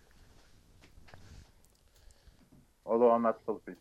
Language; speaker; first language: English; native; English